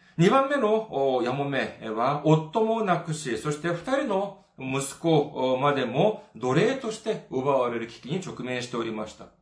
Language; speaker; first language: Japanese; non-native, fluent; Korean